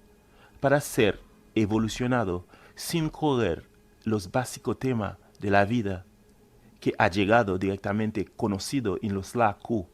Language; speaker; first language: Spanish; non-native, fluent; Haitian Creole